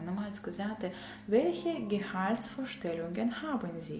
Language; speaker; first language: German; non-native, fluent; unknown